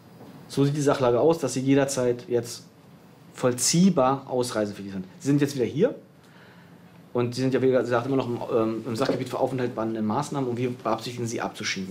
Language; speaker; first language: German; native; German